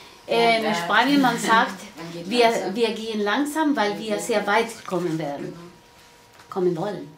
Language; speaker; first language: German; non-native, learner; Spanish